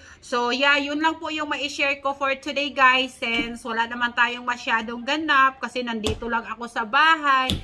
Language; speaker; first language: Filipino; non-native, local second language; Cebuano